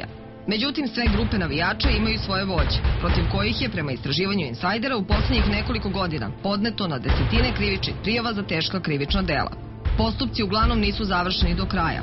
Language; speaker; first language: Serbian; native; Serbian